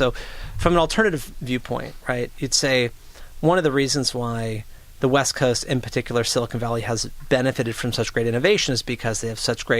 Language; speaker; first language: English; native; English